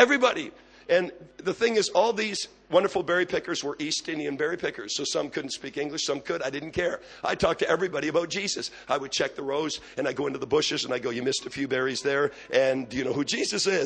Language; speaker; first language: English; native; English